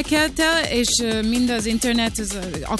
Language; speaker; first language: Hungarian; early bilingual, heritage; Hungarian